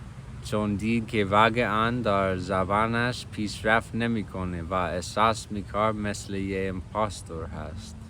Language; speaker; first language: Persian; non-native, fluent; English